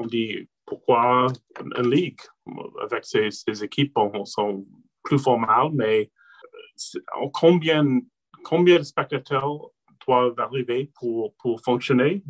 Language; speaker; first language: French; non-native, local second language; English